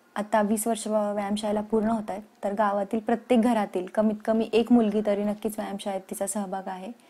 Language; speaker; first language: Marathi; native; Marathi